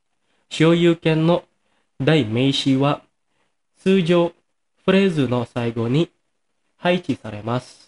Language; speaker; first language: Japanese; non-native, fluent; Indonesian